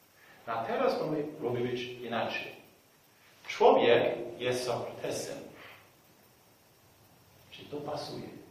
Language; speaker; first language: Polish; non-native, fluent; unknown